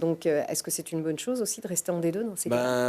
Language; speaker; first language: French; native; French